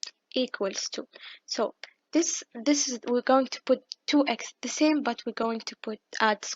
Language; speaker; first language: English; non-native, fluent; Arabic